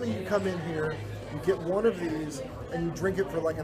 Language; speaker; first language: English; native; English